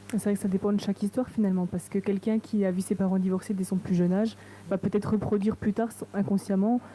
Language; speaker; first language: French; native; French